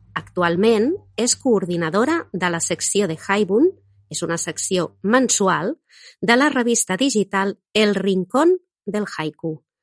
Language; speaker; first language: Catalan; native; Catalan